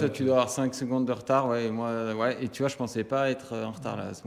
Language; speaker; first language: French; native; French